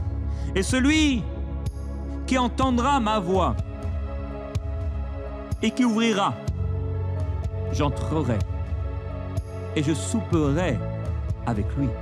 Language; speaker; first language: French; native; French